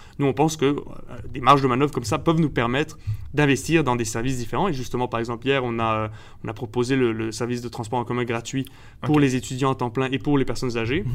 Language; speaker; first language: French; early bilingual, other home language; Spanish